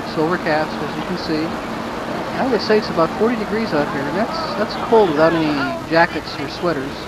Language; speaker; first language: English; native; English